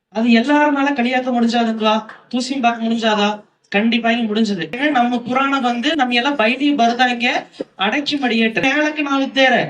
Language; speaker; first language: Tamil; non-native, local second language; Kannada